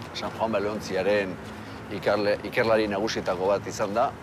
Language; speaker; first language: Basque; native; Basque